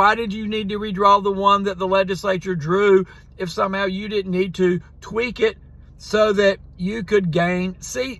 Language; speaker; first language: English; native; English